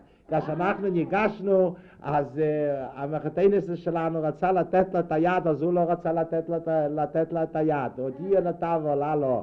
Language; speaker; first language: Hebrew; non-native, fluent; Yiddish